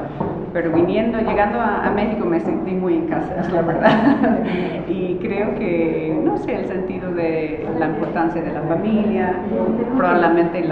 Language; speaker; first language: Spanish; non-native, fluent; English